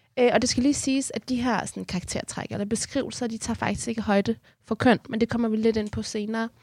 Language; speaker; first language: Danish; early bilingual, other home language; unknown